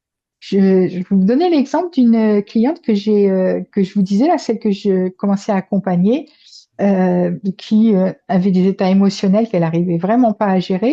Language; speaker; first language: French; native; French